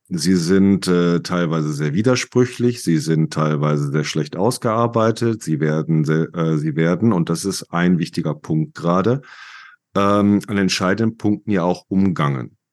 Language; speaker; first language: German; native; German